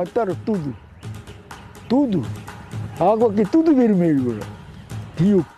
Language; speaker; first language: Portuguese; non-native, learner; Korean